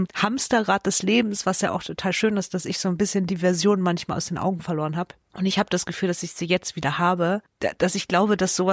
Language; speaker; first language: German; native; German